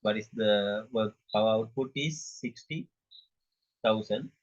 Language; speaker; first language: English; non-native, local second language; Sinhala